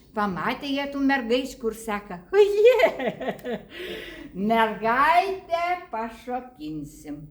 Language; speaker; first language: Lithuanian; native; Lithuanian